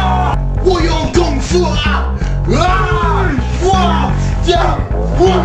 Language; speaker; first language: Chinese; non-native, learner; English